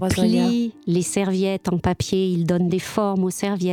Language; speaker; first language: French; native; French